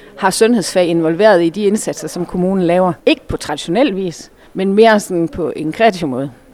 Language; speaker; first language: Danish; native; Danish